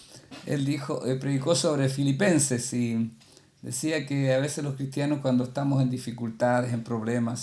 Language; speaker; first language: Spanish; native; Spanish